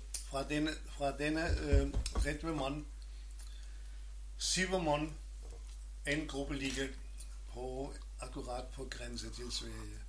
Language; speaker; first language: Danish; non-native, learner; German